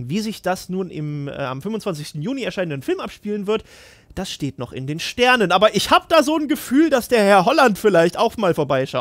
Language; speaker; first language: German; native; German